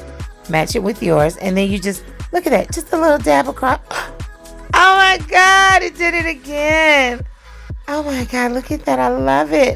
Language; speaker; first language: English; native; English